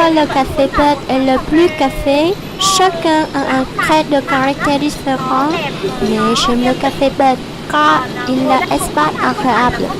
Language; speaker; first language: French; non-native, local second language; Vietnamese